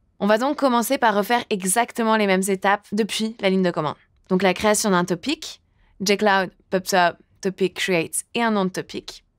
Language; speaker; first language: French; native; French